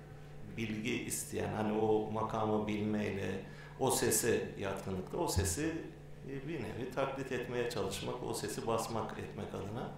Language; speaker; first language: Turkish; native; Turkish